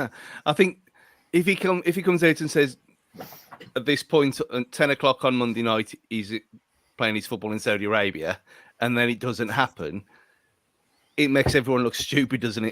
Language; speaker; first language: English; native; English